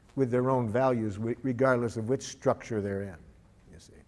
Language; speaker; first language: English; native; English